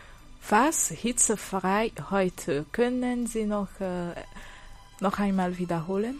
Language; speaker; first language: German; non-native, learner; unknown